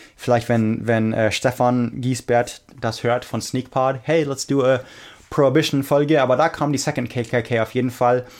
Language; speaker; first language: German; non-native, fluent; English